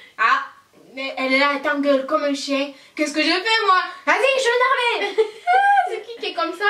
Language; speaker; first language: French; native; French